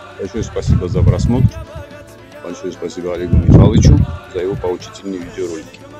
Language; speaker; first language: Russian; non-native, local second language; Georgian